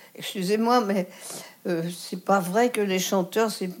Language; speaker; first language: French; native; French